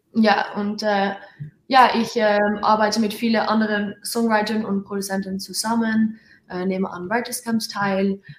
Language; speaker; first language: German; non-native, learner; Dutch